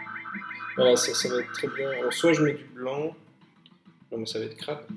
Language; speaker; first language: French; native; French